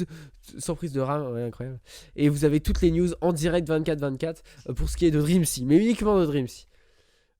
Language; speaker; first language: French; native; French